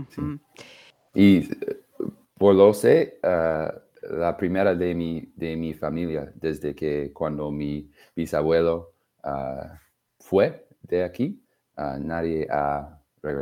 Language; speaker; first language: Spanish; non-native, fluent; English